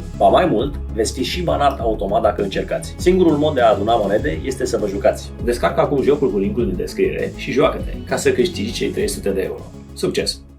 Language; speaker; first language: Romanian; native; Romanian